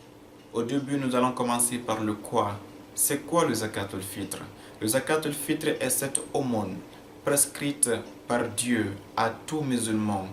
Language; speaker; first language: French; non-native, local second language; Fula